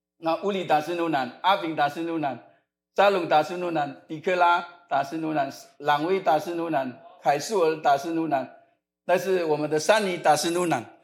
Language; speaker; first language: Chinese; non-native, local second language; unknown